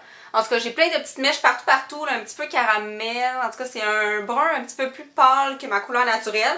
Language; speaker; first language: French; native; French